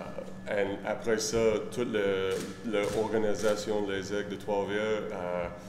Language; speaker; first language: French; non-native, learner; English